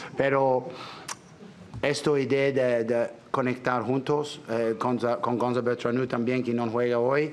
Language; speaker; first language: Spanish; non-native, learner; English